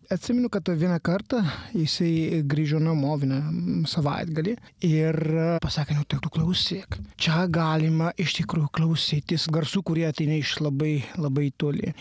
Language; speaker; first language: Lithuanian; non-native, fluent; Italian